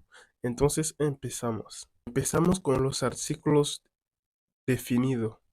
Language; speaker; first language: Spanish; non-native, fluent; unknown